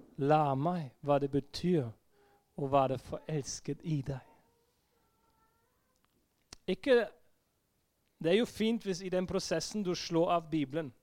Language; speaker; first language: Norwegian; non-native, fluent; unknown